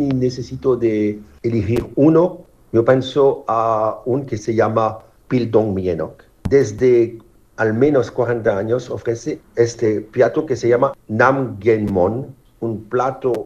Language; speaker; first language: Spanish; non-native, fluent; French